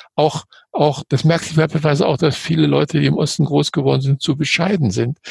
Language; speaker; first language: German; native; German